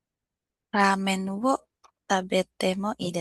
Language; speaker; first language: Japanese; non-native, learner; Filipino